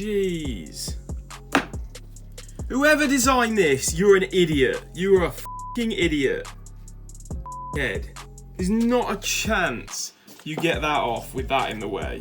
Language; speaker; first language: English; native; English